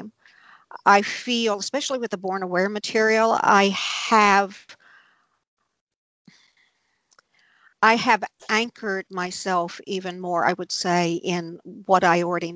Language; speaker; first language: English; native; English